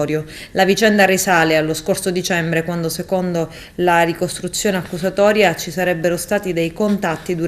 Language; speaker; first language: Italian; native; Italian